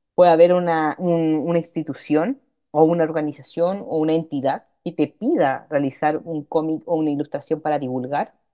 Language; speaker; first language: Spanish; native; Spanish